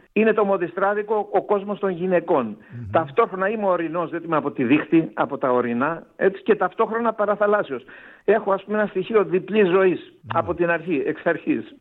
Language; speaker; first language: Greek; native; Greek